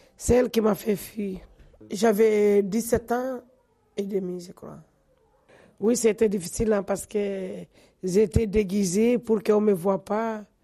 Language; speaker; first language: French; non-native, local second language; Fula